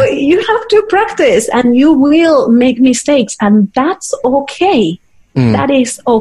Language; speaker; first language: English; non-native, fluent; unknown